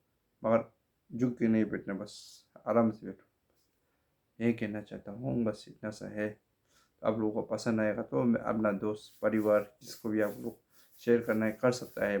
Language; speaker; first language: Hindi; non-native, local second language; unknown